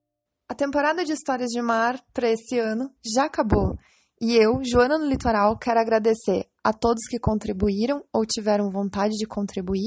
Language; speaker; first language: Portuguese; native; Portuguese